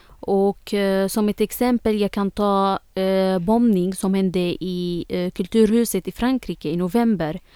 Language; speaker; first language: Swedish; non-native, fluent; Arabic